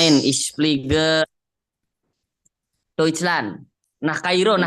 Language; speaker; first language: German; non-native, learner; Indonesian